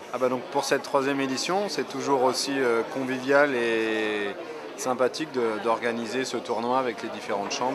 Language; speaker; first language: French; native; French